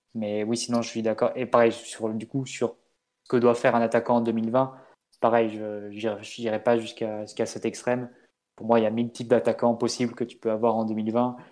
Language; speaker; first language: French; native; French